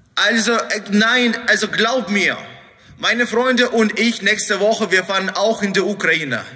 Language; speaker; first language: German; non-native, fluent; Ukrainian